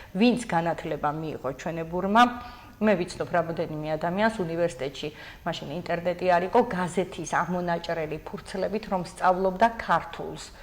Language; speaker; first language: Georgian; native; Georgian